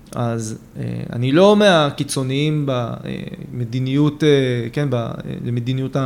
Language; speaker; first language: Hebrew; native; Hebrew